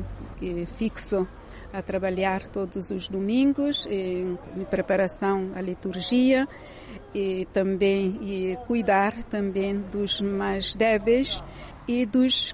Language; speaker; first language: Portuguese; non-native, local second language; Kabuverdianu